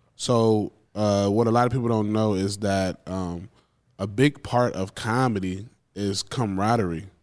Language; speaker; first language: English; native; English